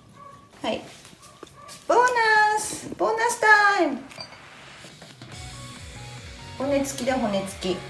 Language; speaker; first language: Japanese; native; Japanese